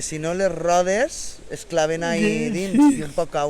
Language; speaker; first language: Catalan; native; Catalan